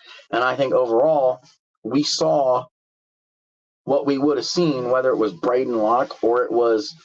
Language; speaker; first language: English; native; English